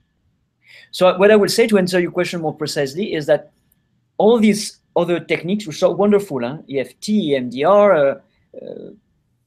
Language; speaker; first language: English; non-native, fluent; French